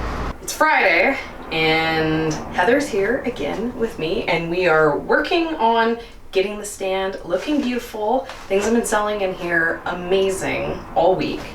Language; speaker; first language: English; native; English